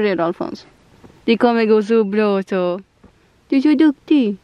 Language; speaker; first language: Swedish; native; Swedish